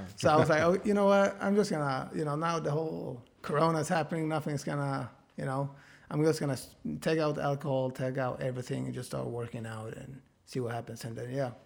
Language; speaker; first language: English; non-native, fluent; Swedish